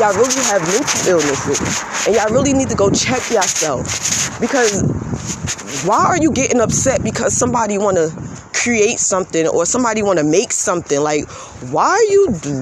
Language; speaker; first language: English; native; English